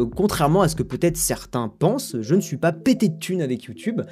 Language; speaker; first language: French; native; French